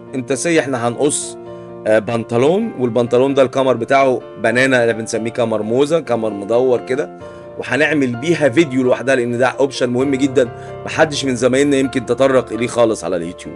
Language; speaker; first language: Arabic; native; Arabic